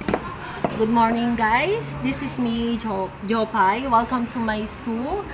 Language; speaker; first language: English; non-native, local second language; Filipino